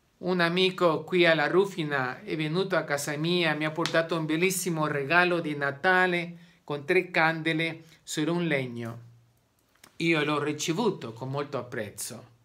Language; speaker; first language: Italian; non-native, learner; Spanish